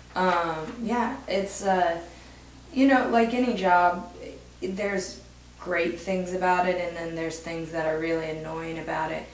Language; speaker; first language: English; native; English